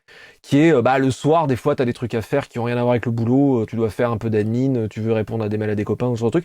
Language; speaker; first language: French; native; French